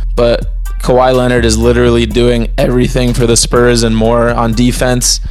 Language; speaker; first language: English; native; English